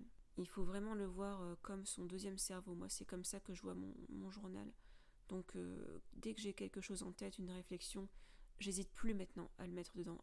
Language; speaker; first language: French; native; French